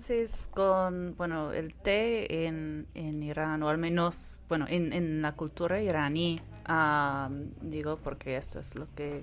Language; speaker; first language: Spanish; non-native, fluent; Persian